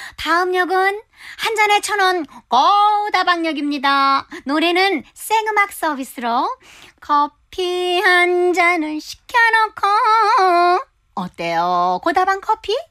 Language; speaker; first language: Korean; native; Korean